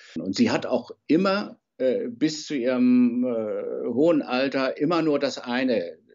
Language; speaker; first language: German; native; German